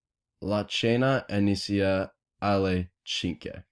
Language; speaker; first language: Italian; non-native, learner; English